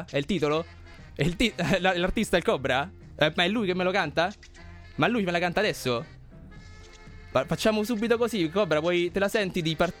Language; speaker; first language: Italian; native; Italian